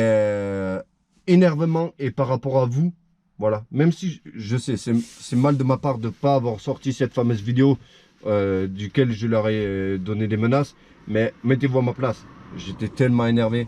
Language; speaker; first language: French; native; French